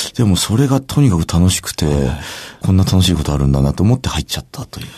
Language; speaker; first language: Japanese; native; Japanese